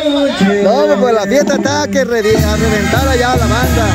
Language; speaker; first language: Spanish; native; Spanish